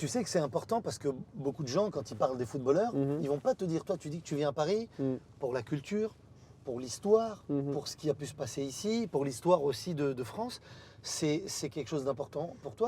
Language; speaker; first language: French; native; French